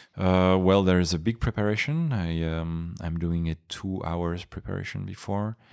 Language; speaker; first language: English; non-native, fluent; French